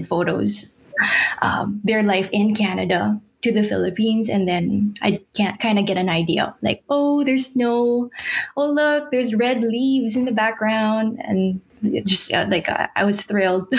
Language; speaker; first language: English; non-native, local second language; Filipino